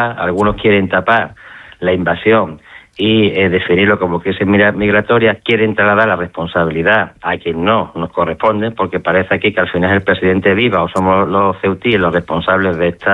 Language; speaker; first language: Spanish; native; Spanish